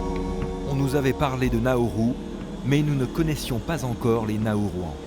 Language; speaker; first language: French; native; French